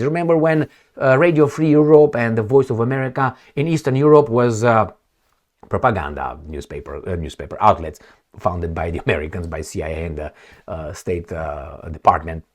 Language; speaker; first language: English; non-native, fluent; Romanian